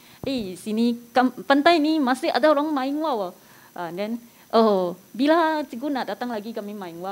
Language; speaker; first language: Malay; non-native, local second language; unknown